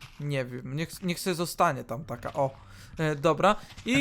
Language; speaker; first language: Polish; native; Polish